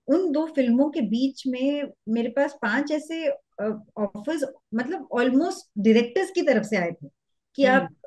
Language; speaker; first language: Hindi; native; Hindi